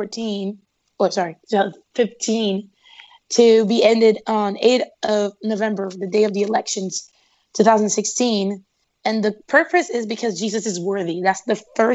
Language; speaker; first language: English; non-native, fluent; Portuguese